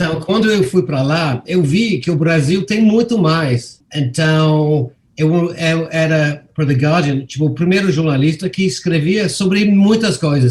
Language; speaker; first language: Portuguese; non-native, fluent; English